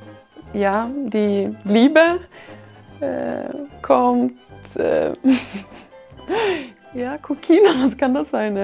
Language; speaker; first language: German; non-native, learner; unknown